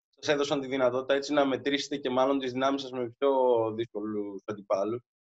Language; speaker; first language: Greek; native; Greek